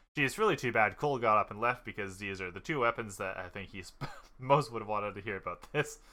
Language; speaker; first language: English; native; English